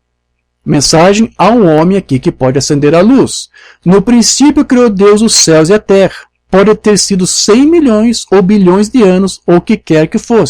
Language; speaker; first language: Portuguese; native; Portuguese